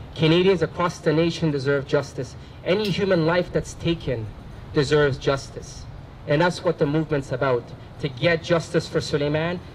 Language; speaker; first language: English; native; English